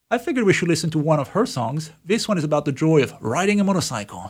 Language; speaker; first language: English; non-native, fluent; French